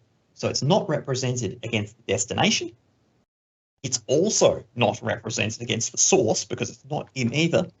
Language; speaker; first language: English; native; English